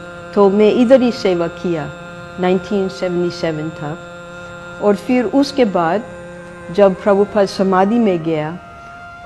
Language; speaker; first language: Hindi; non-native, fluent; English